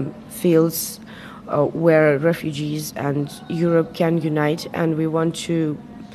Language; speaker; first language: English; non-native, fluent; Arabic